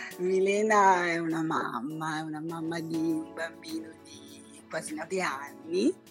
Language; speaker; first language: Italian; native; Italian